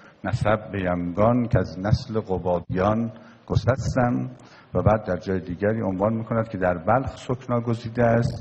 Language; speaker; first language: Persian; native; Persian